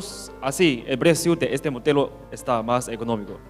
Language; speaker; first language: Spanish; non-native, learner; Chinese